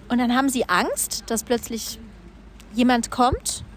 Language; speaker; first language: German; native; German